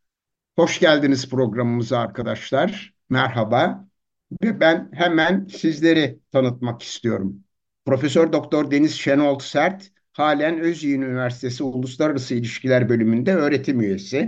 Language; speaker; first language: Turkish; native; Turkish